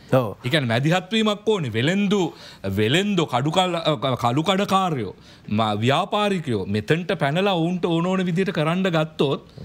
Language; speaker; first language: Sinhala; native; Sinhala